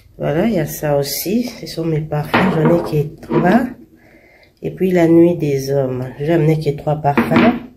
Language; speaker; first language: French; non-native, local second language; Lingala